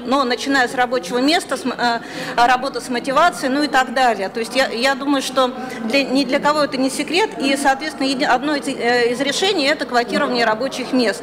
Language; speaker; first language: Russian; native; Russian